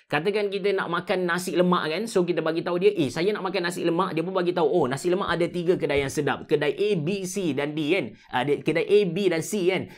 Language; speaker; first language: Malay; native; Malay